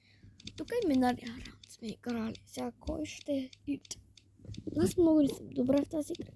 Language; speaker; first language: Bulgarian; early bilingual, heritage; Bulgarian